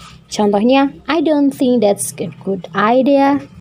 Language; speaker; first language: English; non-native, learner; Indonesian